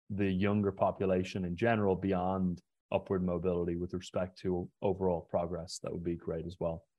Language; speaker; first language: English; native; English